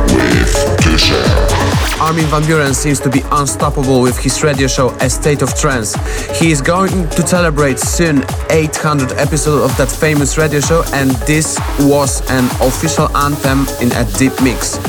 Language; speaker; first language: English; non-native, fluent; Polish